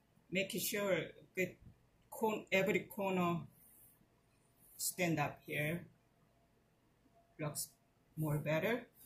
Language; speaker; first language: English; non-native, learner; Korean